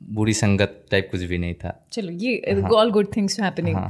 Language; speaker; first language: Hindi; non-native, local second language; Bangla